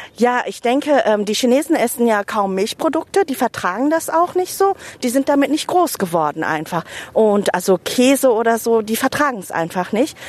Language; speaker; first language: German; native; German